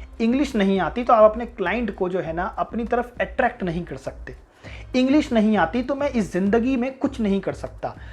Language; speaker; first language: Hindi; native; Hindi